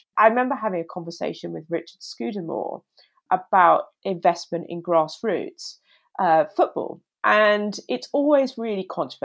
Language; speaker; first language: English; native; English